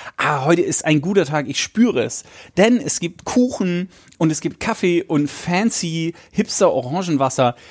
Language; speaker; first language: German; native; German